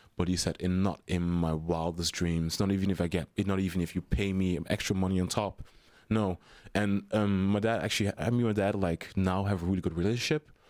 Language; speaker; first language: English; non-native, fluent; Dutch